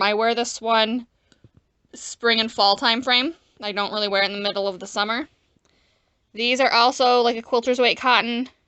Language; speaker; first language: English; native; English